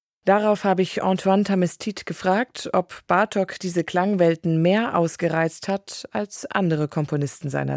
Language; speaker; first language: German; native; German